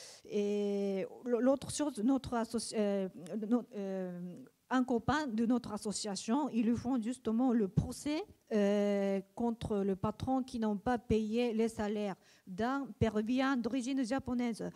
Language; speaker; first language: French; non-native, learner; Japanese